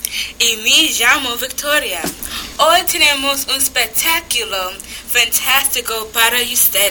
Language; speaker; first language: Spanish; non-native, learner; English